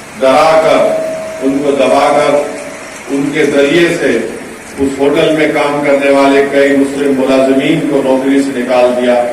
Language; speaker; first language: Urdu; native; Urdu